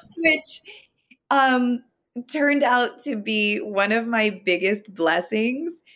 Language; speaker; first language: English; native; English